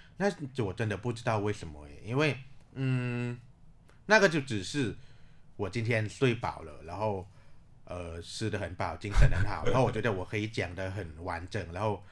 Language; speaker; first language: Chinese; non-native, fluent; Thai